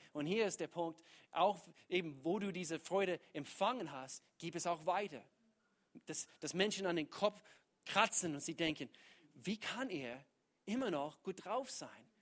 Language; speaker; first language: German; non-native, fluent; English